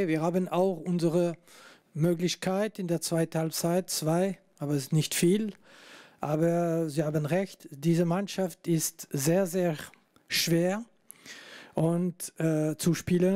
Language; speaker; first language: German; non-native, local second language; French